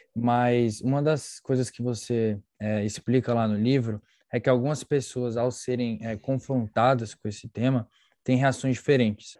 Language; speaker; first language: Portuguese; native; Portuguese